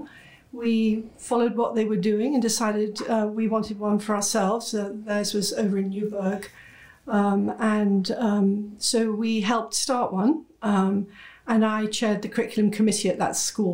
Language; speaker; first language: English; native; English